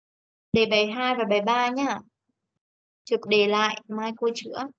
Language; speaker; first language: Vietnamese; native; Vietnamese